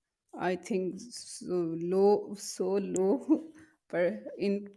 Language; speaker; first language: English; non-native, learner; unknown